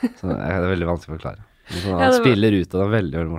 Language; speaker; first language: Norwegian; native; Norwegian